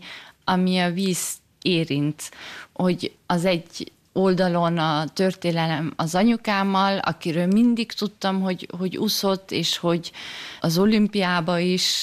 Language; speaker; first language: Hungarian; early bilingual, heritage; German